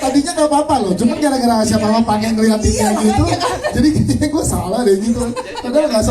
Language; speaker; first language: Indonesian; native; Indonesian